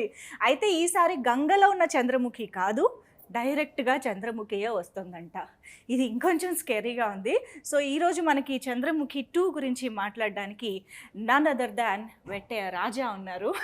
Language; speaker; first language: Telugu; native; Telugu